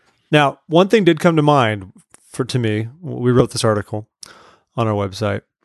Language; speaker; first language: English; native; English